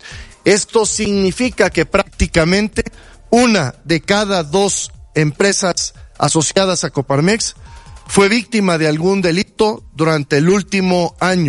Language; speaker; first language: Spanish; native; Spanish